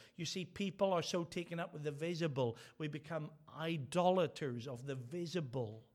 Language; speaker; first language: English; native; English